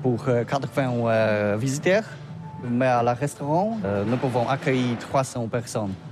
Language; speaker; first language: French; non-native, learner; Polish